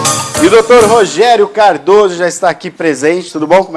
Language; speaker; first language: Portuguese; native; Portuguese